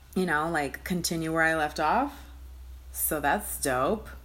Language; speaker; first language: English; early bilingual, other home language; Spanish